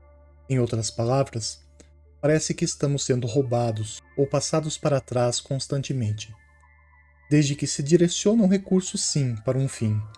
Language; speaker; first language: Portuguese; native; Portuguese